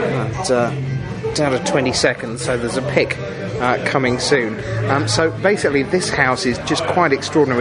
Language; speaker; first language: English; native; English